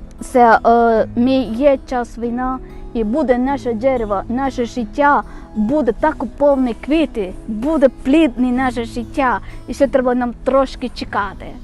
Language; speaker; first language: Ukrainian; non-native, fluent; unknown